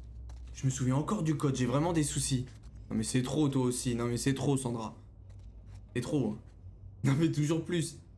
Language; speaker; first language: French; native; French